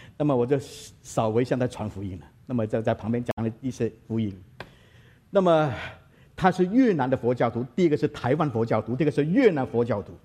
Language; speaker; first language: Chinese; native; Chinese